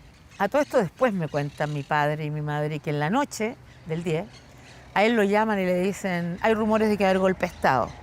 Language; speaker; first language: Spanish; native; Spanish